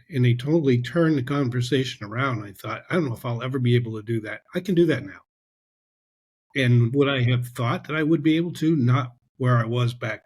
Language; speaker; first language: English; native; English